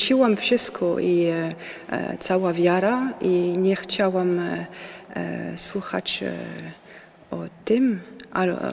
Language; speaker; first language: Polish; non-native, learner; French